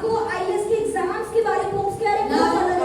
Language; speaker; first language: Hindi; native; Hindi